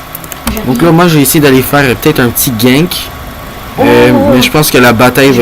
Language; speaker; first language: French; native; French